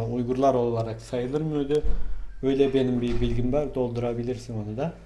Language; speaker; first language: Turkish; non-native, fluent; Mongolian